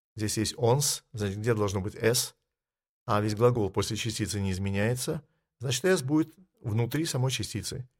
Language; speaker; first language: Russian; native; Russian